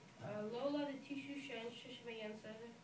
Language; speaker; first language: Chinese; non-native, learner; English